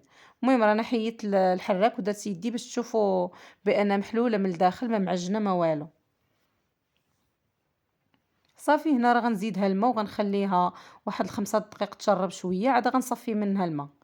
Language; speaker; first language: Arabic; native; Arabic